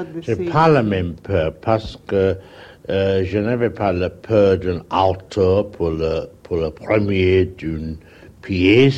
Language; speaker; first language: French; non-native, learner; English